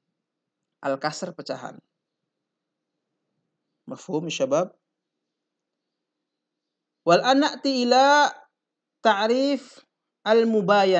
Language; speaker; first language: Arabic; non-native, fluent; Indonesian